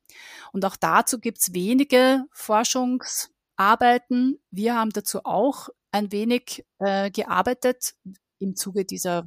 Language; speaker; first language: German; native; German